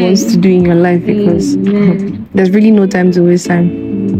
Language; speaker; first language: English; non-native, local second language; Yoruba